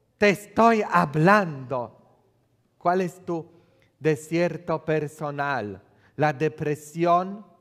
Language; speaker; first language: Spanish; non-native, fluent; Polish